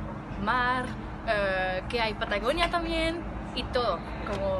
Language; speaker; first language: Spanish; non-native, learner; French